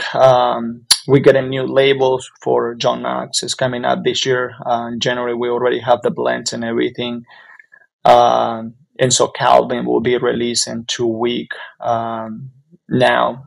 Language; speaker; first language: English; non-native, fluent; Spanish